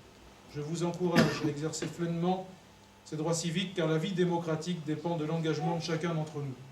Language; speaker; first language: French; native; French